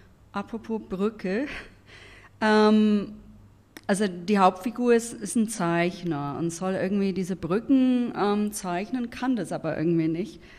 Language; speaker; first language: German; non-native, fluent; English